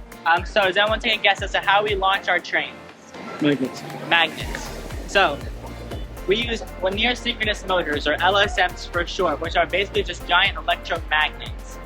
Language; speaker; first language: English; native; English